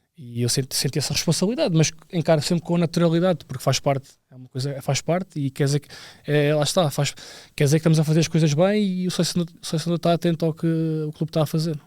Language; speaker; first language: Portuguese; native; Portuguese